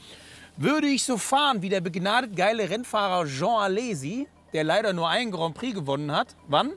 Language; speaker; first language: German; native; German